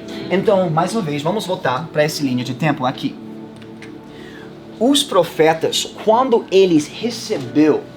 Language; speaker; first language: Portuguese; non-native, fluent; English